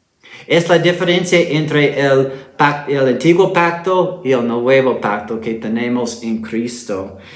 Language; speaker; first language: Spanish; non-native, fluent; English